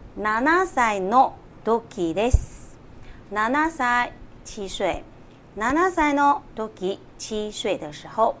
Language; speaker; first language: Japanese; non-native, fluent; Chinese